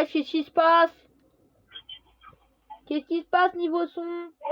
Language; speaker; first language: French; native; French